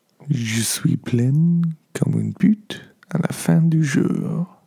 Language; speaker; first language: French; non-native, learner; English